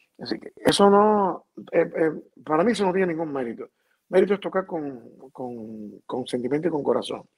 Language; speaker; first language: Spanish; native; Spanish